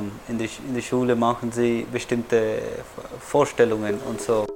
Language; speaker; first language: German; non-native, fluent; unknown